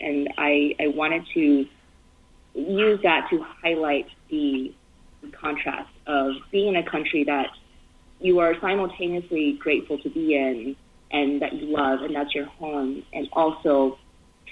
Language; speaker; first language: English; early bilingual, other home language; Chinese